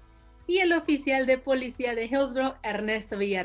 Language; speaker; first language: Spanish; native; Spanish